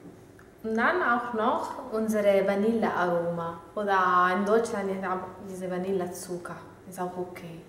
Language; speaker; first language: German; non-native, learner; Italian